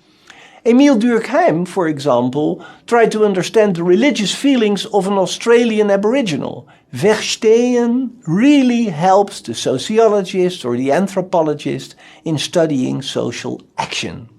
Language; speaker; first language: English; non-native, fluent; Dutch